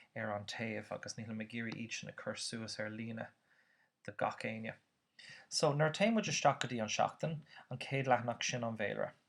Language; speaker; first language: Irish; native; Irish